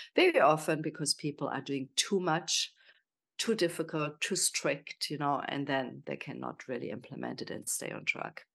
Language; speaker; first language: English; non-native, fluent; German